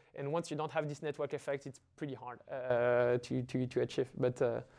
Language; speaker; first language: English; non-native, fluent; French